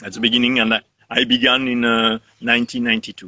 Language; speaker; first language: English; non-native, learner; French